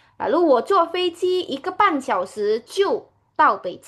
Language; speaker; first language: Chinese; non-native, fluent; Indonesian